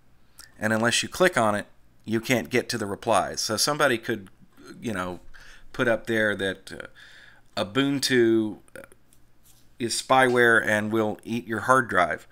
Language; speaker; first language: English; native; English